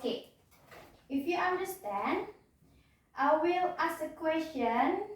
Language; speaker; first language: English; non-native, learner; Indonesian